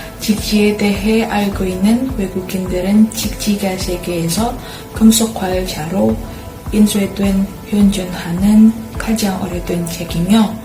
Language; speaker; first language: Korean; non-native, fluent; Indonesian